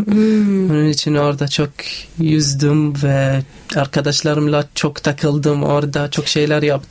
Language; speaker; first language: Turkish; non-native, fluent; Arabic